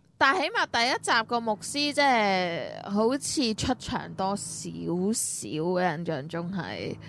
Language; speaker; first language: Cantonese; native; Cantonese